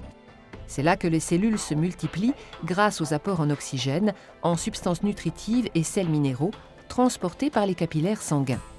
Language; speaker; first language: French; native; French